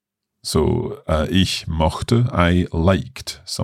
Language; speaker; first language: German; non-native, learner; English